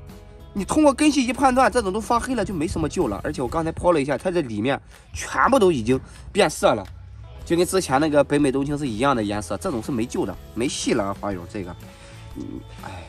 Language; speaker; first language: Chinese; native; Chinese